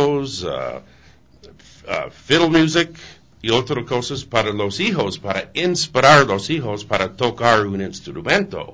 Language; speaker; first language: Spanish; non-native, learner; English